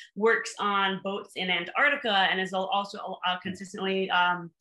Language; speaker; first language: English; native; English